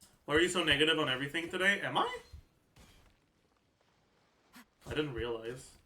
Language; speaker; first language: English; native; English